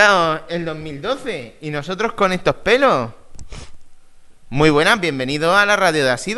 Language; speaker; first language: Spanish; native; Spanish